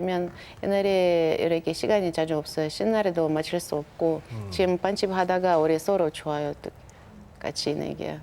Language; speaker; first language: Korean; non-native, learner; Russian